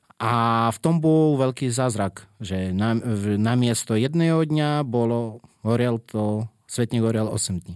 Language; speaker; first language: Slovak; non-native, fluent; Russian